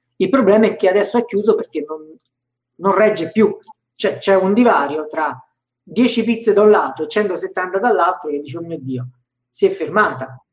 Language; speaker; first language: Italian; native; Italian